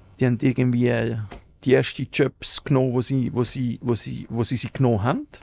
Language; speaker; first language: German; early bilingual, other home language; Spanish